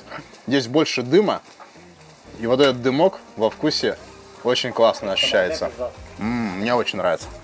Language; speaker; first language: Russian; native; Russian